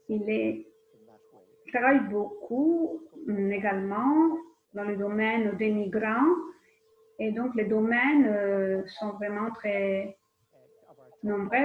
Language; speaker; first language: French; non-native, fluent; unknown